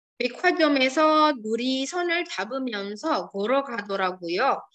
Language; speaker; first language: Korean; non-native, fluent; Indonesian